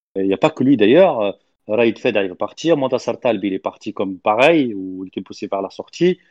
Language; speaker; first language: French; non-native, local second language; Arabic